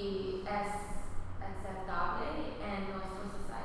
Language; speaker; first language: Spanish; early bilingual, heritage; Spanish